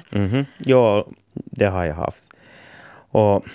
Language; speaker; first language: Swedish; native; Swedish